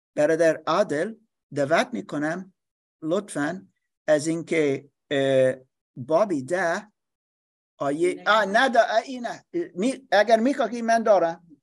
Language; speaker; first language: Persian; non-native, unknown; English